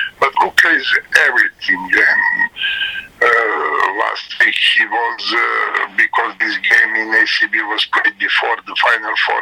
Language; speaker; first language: English; non-native, learner; Serbian